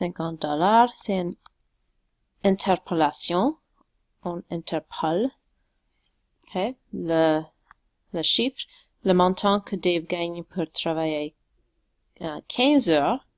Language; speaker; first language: French; non-native, local second language; English